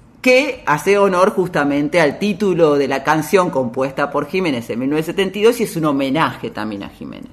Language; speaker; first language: Spanish; native; Spanish